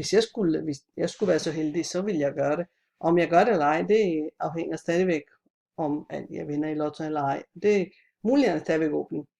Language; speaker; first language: Danish; non-native, fluent; Italian